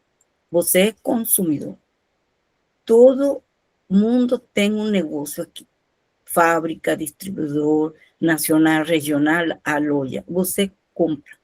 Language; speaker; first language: Portuguese; non-native, fluent; Spanish